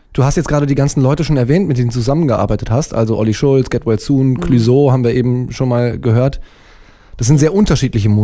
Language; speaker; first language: German; native; German